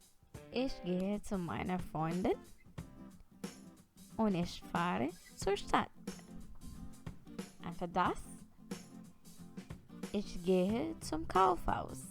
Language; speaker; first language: German; non-native, fluent; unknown